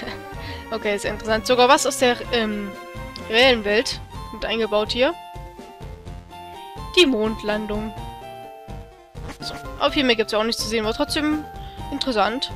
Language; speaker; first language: German; native; German